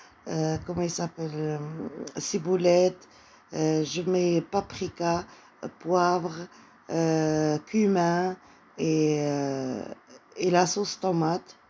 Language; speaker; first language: French; non-native, fluent; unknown